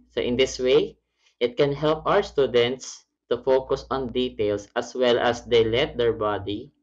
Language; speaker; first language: English; non-native, local second language; Filipino